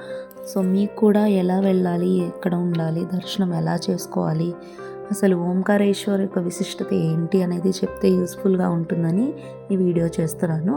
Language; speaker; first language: Telugu; native; Telugu